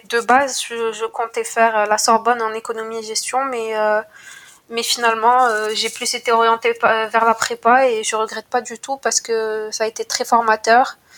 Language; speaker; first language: French; non-native, local second language; Arabic